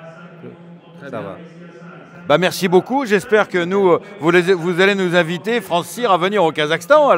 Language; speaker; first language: French; native; French